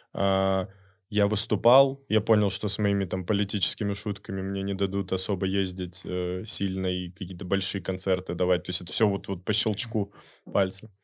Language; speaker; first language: Russian; native; Russian